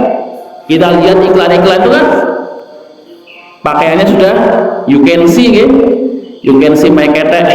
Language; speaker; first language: Indonesian; non-native, local second language; Javanese